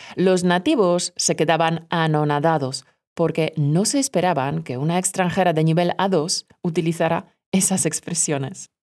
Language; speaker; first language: Spanish; non-native, fluent; Polish